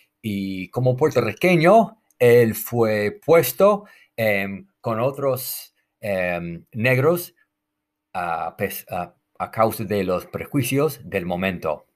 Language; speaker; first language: Spanish; non-native, fluent; English